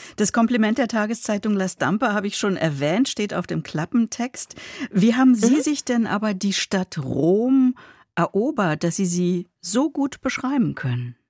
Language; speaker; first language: German; native; German